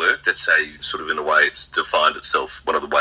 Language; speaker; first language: English; native; English